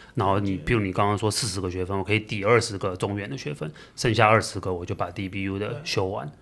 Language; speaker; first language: Chinese; native; Chinese